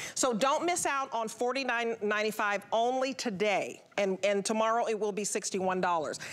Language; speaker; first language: English; native; English